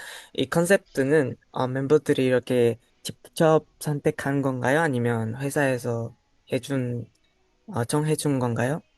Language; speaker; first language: Korean; non-native, learner; Spanish